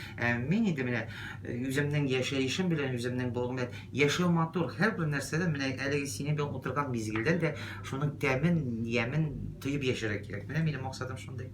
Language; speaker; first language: Tatar; native; Tatar